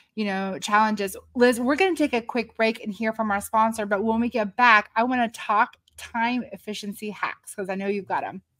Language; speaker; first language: English; native; English